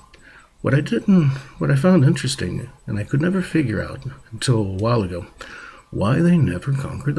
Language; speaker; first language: English; native; English